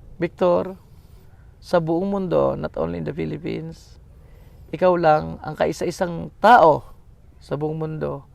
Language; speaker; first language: Filipino; native; Filipino